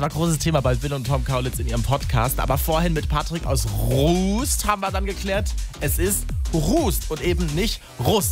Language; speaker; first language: German; native; German